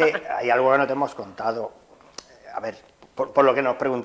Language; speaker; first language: Spanish; native; Spanish